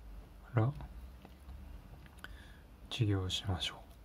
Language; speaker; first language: Japanese; non-native, learner; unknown